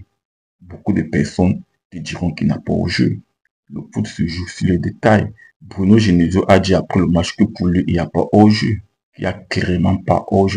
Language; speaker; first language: French; native; French